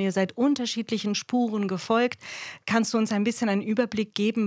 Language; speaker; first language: German; native; German